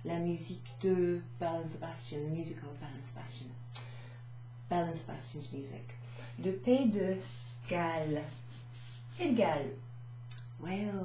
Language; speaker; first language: French; non-native, fluent; English